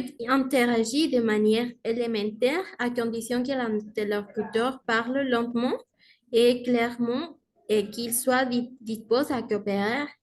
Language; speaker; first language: French; non-native, learner; Spanish